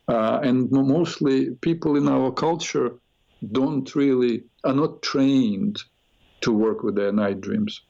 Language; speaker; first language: English; non-native, fluent; Russian